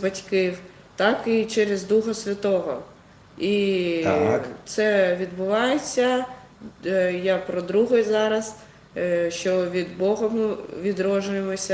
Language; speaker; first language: Ukrainian; non-native, local second language; Russian